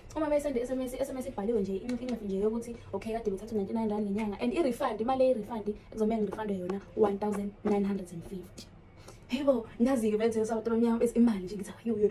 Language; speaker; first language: Zulu; native; Zulu